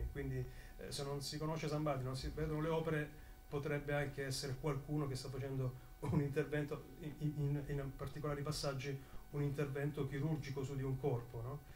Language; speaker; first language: Italian; native; Italian